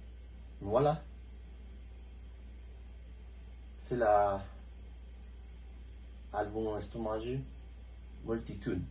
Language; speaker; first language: French; non-native, learner; Spanish